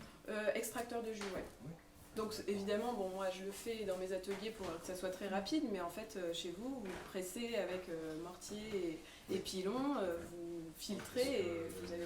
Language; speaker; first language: French; native; French